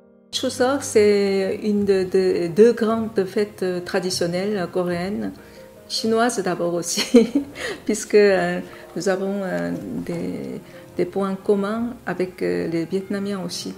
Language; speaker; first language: French; non-native, fluent; Korean